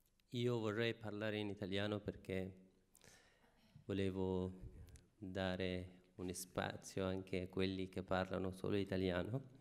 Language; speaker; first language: Italian; non-native, fluent; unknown